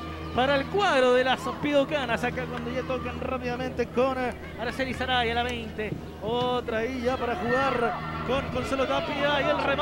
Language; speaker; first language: Spanish; native; Spanish